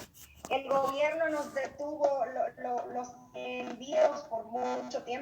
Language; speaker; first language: Spanish; native; Spanish